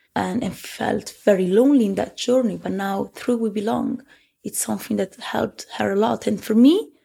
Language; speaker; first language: English; early bilingual, heritage; Italian